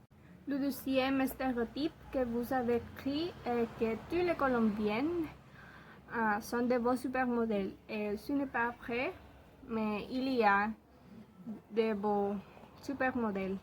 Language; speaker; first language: French; non-native, learner; Spanish